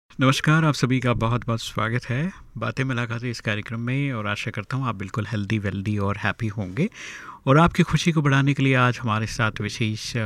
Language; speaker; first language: Hindi; native; Hindi